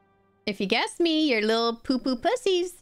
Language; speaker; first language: English; native; English